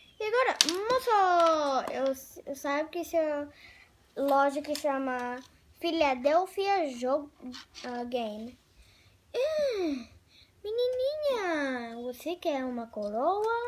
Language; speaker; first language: Portuguese; early bilingual, heritage; Portuguese